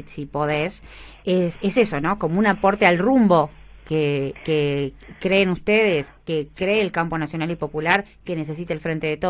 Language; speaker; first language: Spanish; native; Spanish